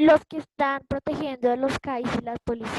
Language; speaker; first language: Spanish; native; Spanish